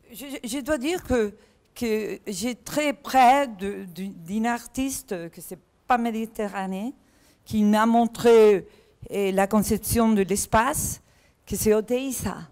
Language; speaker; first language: French; non-native, learner; Catalan